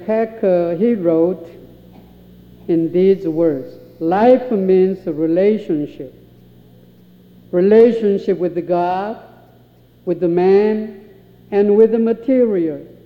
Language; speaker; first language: English; non-native, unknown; Korean